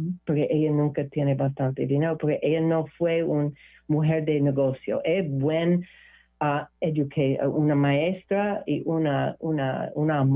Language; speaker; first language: Spanish; non-native, learner; English